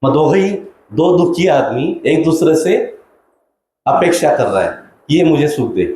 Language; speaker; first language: Hindi; non-native, local second language; Marathi